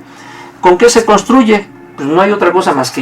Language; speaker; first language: Spanish; native; Spanish